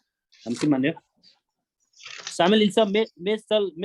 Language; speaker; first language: Korean; non-native, learner; Nepali